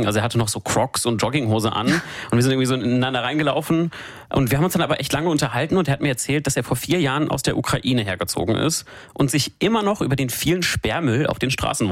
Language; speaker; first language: German; native; German